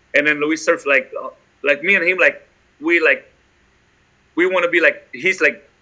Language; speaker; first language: English; non-native, fluent; Indonesian